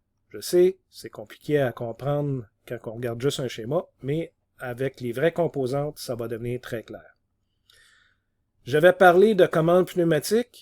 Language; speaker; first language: French; native; French